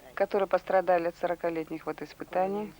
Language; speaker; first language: Russian; native; Russian